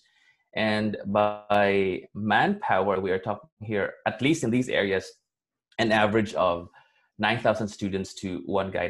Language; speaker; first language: English; non-native, local second language; Cebuano